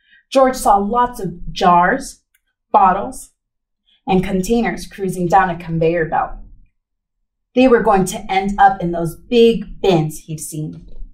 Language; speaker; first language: English; early bilingual, other home language; Spanish